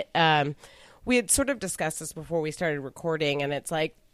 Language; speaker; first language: English; native; English